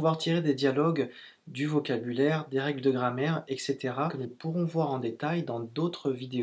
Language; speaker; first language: French; native; French